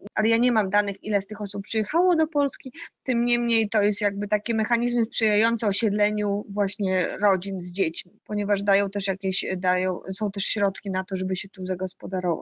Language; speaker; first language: Polish; native; Polish